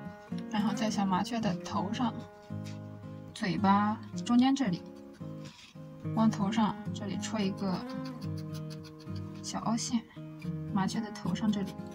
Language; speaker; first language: Chinese; native; Chinese